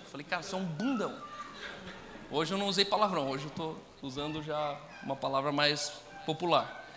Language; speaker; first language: Portuguese; native; Portuguese